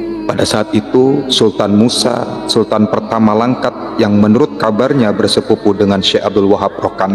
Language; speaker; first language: Indonesian; native; Indonesian